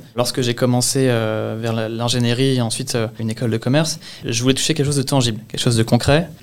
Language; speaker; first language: French; native; French